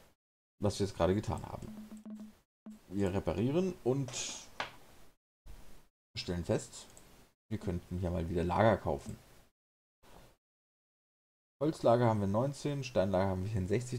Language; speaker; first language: German; native; German